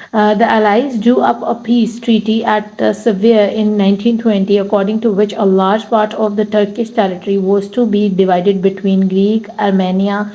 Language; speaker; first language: English; non-native, local second language; Urdu